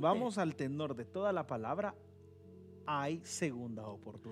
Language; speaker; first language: Spanish; native; Spanish